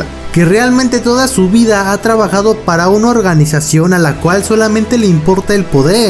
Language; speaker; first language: Spanish; native; Spanish